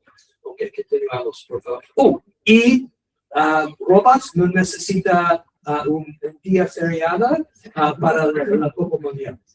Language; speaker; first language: Spanish; non-native, learner; English